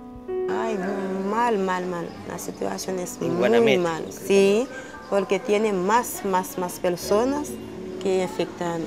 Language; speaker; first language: Spanish; non-native, learner; Haitian Creole